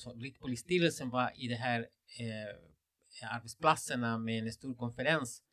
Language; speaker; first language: Swedish; non-native, fluent; Spanish